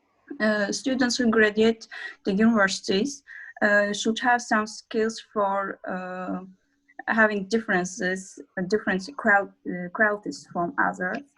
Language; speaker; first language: English; non-native, learner; Azerbaijani